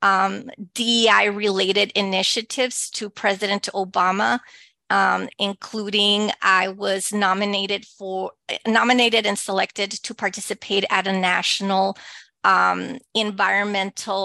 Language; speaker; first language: English; early bilingual, other home language; Spanish